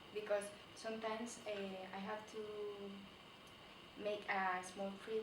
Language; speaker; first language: English; non-native, fluent; Spanish